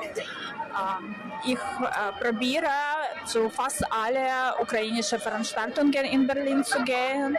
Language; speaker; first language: German; non-native, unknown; Ukrainian